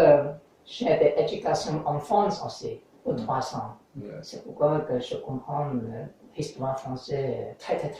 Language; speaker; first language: French; non-native, learner; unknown